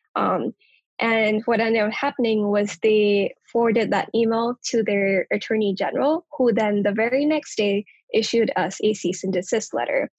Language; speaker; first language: English; non-native, local second language; Nepali